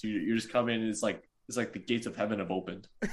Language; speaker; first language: English; native; English